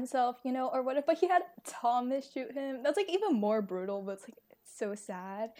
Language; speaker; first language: English; native; English